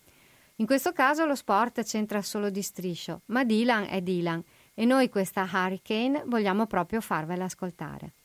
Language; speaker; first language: Italian; native; Italian